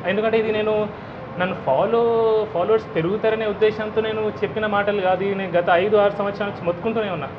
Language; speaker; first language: Telugu; non-native, local second language; Hindi